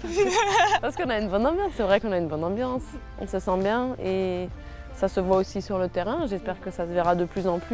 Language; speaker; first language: French; native; French